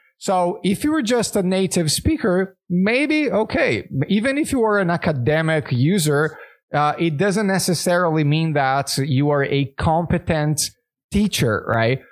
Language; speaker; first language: English; non-native, fluent; Portuguese